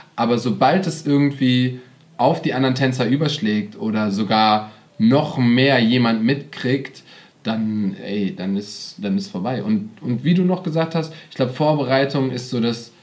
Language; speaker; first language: German; native; German